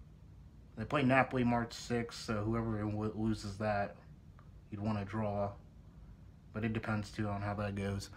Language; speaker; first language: English; native; English